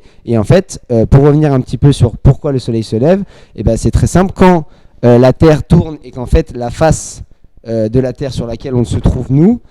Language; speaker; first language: French; native; French